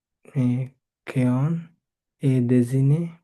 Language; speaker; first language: French; non-native, learner; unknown